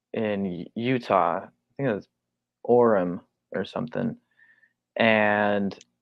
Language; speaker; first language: English; native; English